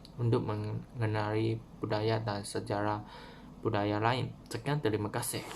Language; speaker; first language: Malay; non-native, local second language; Chinese